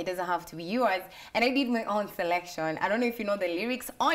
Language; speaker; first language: English; non-native, local second language; Swahili